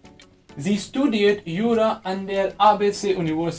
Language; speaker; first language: German; non-native, fluent; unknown